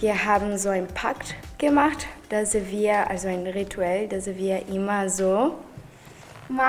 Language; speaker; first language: German; non-native, fluent; Portuguese